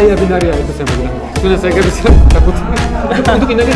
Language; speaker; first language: Indonesian; non-native, fluent; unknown